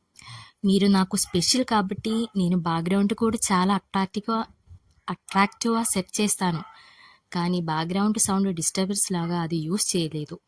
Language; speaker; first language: Telugu; non-native, learner; Malayalam